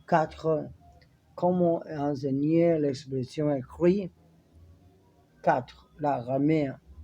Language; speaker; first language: French; non-native, learner; Spanish